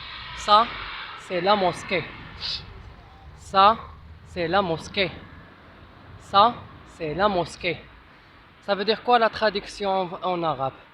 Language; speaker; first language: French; non-native, local second language; Arabic